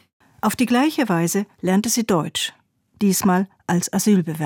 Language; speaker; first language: German; native; German